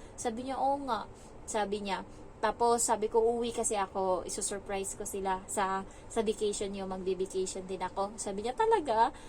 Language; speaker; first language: Filipino; native; Filipino